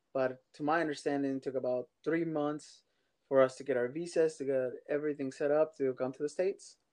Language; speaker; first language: English; early bilingual, other home language; Spanish